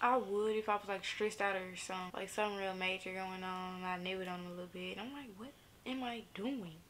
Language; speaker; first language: English; native; English